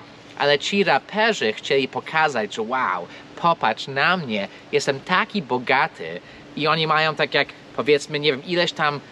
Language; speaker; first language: Polish; non-native, fluent; English